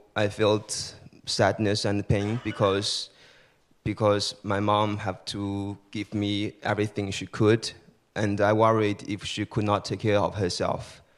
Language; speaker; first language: English; early bilingual, other home language; Chinese